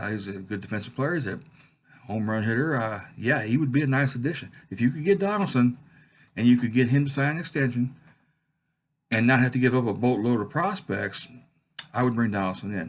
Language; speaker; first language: English; native; English